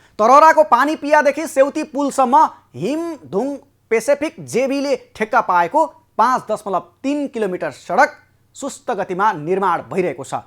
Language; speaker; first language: Nepali; native; Nepali